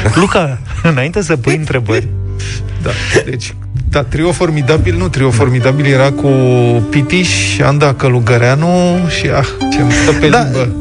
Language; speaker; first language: Romanian; native; Romanian